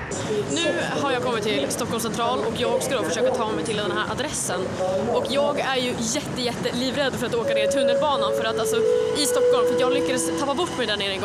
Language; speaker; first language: Swedish; native; Swedish